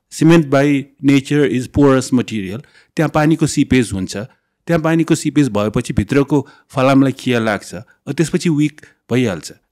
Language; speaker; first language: Nepali; non-native, local second language; Newari